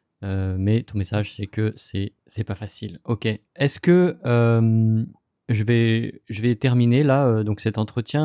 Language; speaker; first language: French; native; French